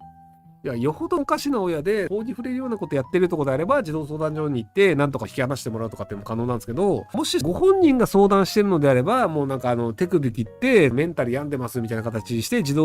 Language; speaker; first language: Japanese; native; Japanese